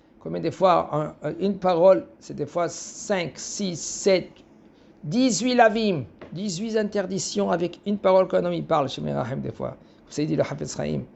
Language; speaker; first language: French; native; French